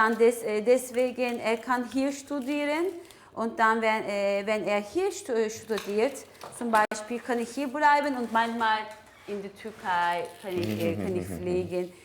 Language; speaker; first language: German; non-native, learner; Turkish